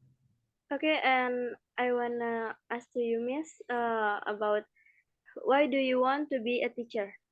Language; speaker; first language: English; non-native, learner; Indonesian